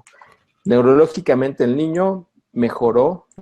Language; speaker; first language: Spanish; native; Spanish